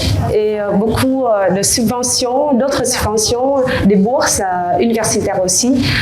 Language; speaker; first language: French; non-native, fluent; Vietnamese